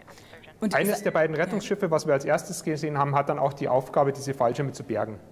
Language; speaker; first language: German; native; German